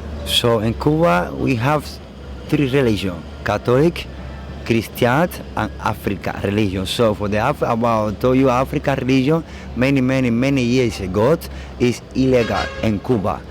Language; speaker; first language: English; non-native, learner; Spanish